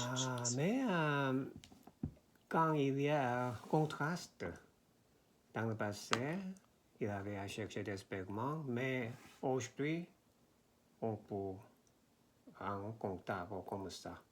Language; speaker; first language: French; non-native, learner; Korean